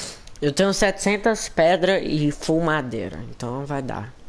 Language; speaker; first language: Portuguese; native; Portuguese